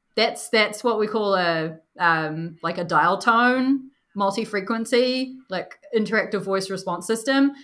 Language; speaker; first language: English; native; English